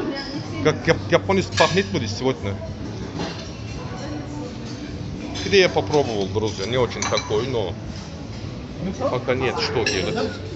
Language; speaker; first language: Russian; non-native, learner; Turkish